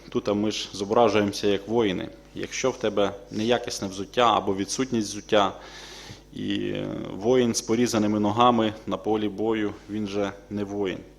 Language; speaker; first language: Ukrainian; native; Ukrainian